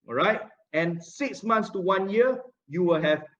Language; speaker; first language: English; non-native, local second language; Malay